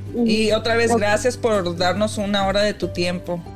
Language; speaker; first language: Spanish; early bilingual, heritage; Spanish